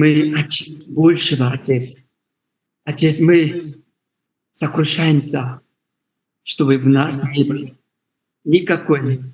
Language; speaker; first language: Russian; non-native, learner; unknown